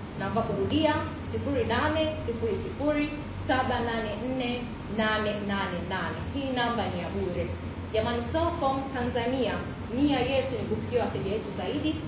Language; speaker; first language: Swahili; native; Swahili